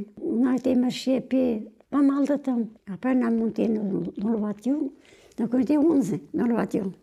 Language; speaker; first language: French; non-native, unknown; Portuguese